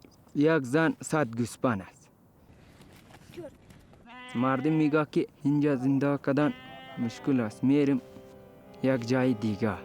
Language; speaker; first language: Persian; non-native, local second language; Kyrgyz